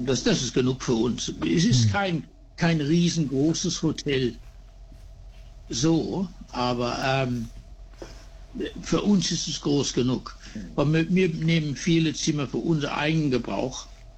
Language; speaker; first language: German; early bilingual, heritage; German